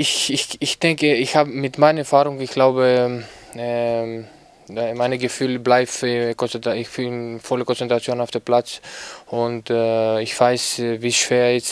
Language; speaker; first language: German; non-native, fluent; Greek